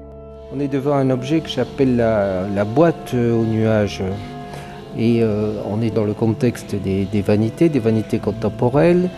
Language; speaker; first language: French; native; French